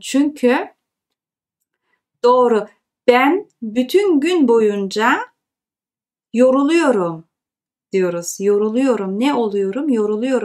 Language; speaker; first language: Turkish; early bilingual, heritage; Turkish